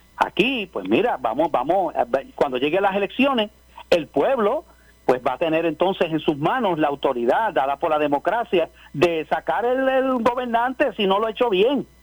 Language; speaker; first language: Spanish; native; Spanish